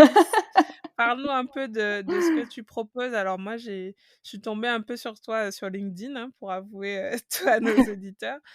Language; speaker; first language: French; native; French